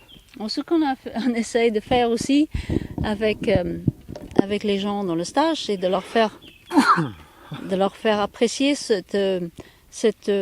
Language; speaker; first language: French; non-native, fluent; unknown